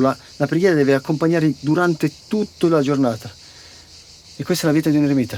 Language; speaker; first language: Italian; native; Italian